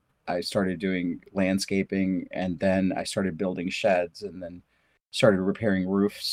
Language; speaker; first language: English; early bilingual, other home language; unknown